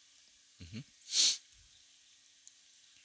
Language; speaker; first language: French; non-native, learner; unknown